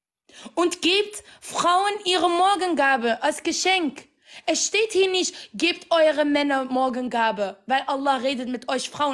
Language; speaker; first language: German; non-native, fluent; Arabic